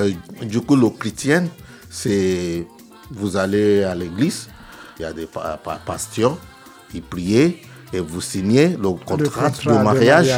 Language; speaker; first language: French; non-native, learner; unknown